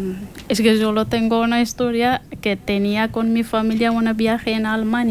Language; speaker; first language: Spanish; non-native, learner; Persian